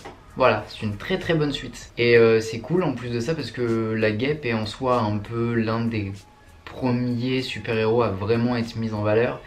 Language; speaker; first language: French; native; French